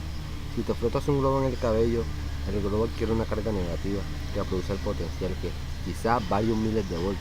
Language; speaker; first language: Spanish; native; Spanish